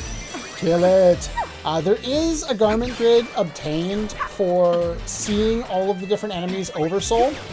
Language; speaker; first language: English; native; English